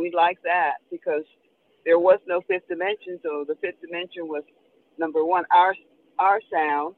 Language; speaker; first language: English; native; English